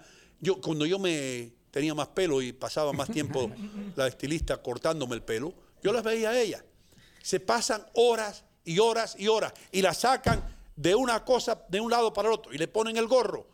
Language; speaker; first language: Spanish; native; Spanish